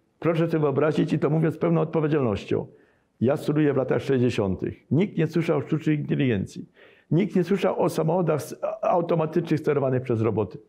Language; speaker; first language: Polish; native; Polish